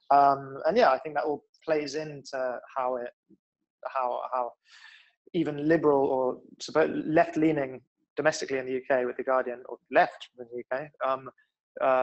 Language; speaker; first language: English; native; English